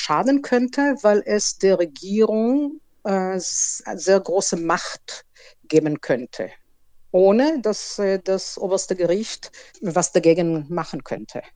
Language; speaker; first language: German; non-native, fluent; Hebrew